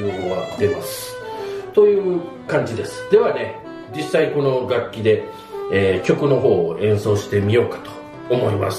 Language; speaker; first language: Japanese; native; Japanese